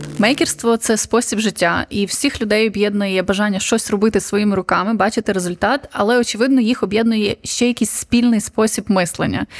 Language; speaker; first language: Ukrainian; native; Ukrainian